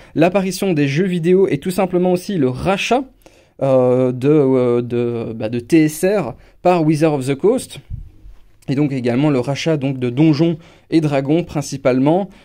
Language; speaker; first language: French; non-native, fluent; English